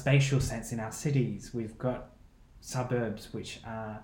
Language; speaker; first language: English; native; English